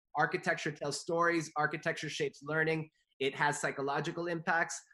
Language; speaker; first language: English; native; English